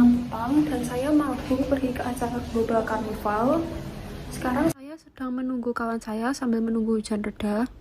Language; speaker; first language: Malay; non-native, learner; Indonesian